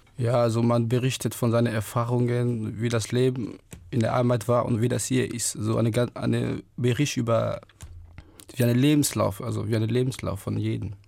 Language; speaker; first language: German; non-native, fluent; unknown